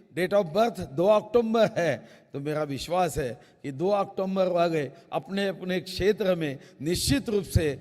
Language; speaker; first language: Hindi; non-native, local second language; Marathi